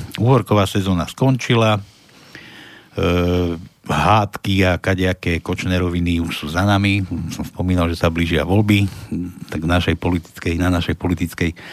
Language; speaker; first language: Slovak; native; Slovak